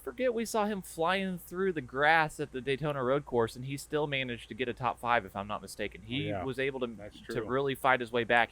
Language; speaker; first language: English; native; English